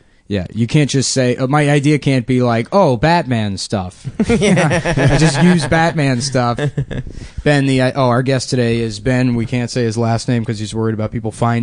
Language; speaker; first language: English; native; English